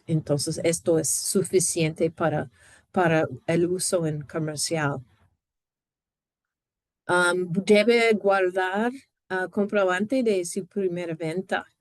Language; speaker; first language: Spanish; non-native, fluent; English